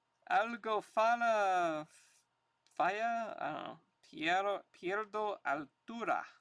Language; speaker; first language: Spanish; non-native, learner; English